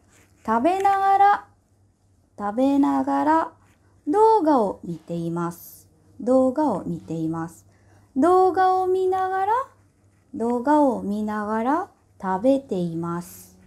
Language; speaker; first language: Japanese; non-native, fluent; Indonesian